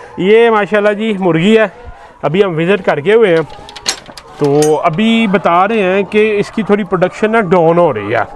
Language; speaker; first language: Urdu; non-native, local second language; Punjabi